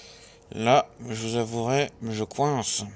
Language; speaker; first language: French; native; French